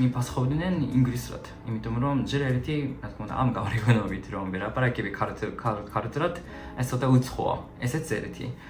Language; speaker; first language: Georgian; non-native, fluent; Japanese